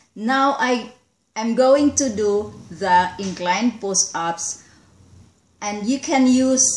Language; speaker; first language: English; non-native, local second language; Cebuano